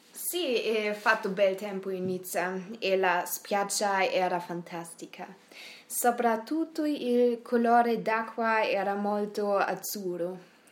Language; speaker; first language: Italian; non-native, learner; German